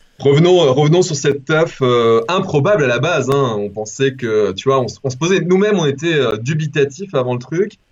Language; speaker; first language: French; early bilingual, other home language; Spanish